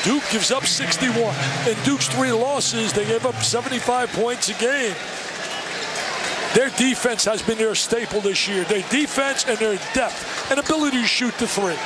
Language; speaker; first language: English; native; English